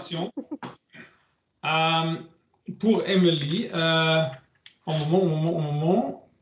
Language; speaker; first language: French; non-native, learner; English